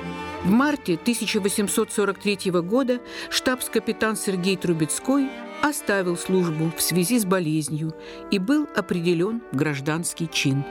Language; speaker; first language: Russian; native; Russian